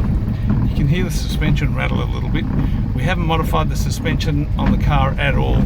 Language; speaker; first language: English; native; English